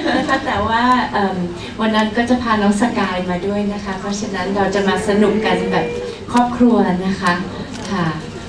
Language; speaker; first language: Thai; early bilingual, heritage; Thai